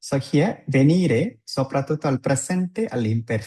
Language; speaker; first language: Italian; non-native, fluent; Tamil